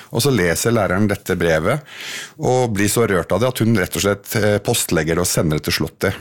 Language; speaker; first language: Norwegian; early bilingual, other home language; Arabic